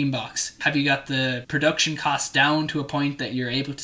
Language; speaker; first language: English; native; English